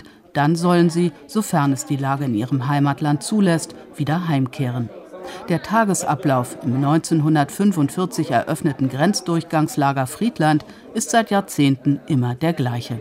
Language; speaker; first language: German; native; German